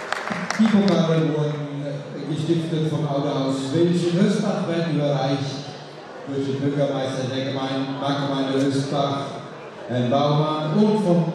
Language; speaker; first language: German; native; German